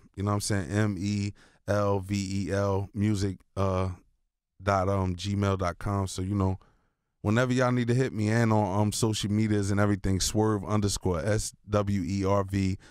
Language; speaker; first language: English; native; English